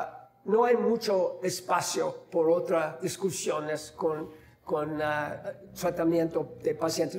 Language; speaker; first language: Spanish; non-native, fluent; English